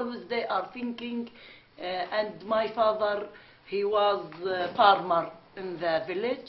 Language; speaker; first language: English; non-native, learner; Arabic